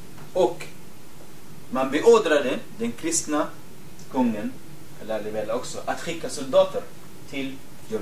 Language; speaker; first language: Swedish; non-native, fluent; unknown